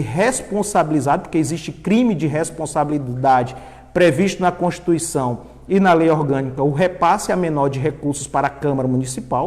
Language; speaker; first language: Portuguese; native; Portuguese